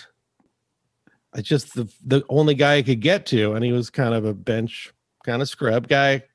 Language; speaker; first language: English; native; English